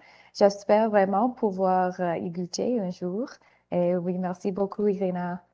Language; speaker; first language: French; non-native, learner; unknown